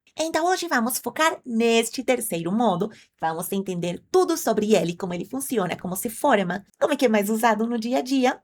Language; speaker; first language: Portuguese; non-native, fluent; Spanish